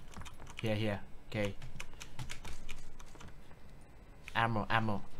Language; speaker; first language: English; non-native, learner; Thai